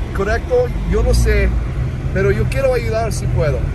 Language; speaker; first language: Spanish; non-native, learner; English